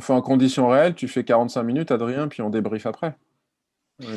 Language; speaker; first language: French; native; French